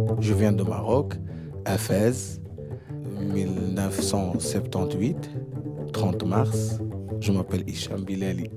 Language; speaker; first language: French; non-native, learner; Arabic